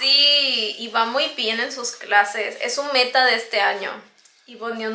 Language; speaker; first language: Spanish; native; Spanish